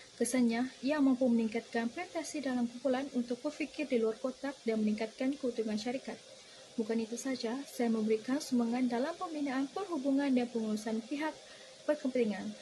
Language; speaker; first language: Malay; native; Malay